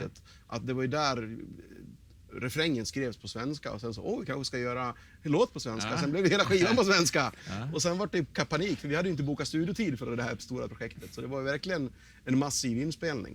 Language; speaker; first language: Swedish; native; Swedish